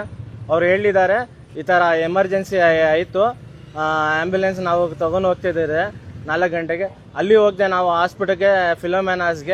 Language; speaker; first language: Kannada; non-native, local second language; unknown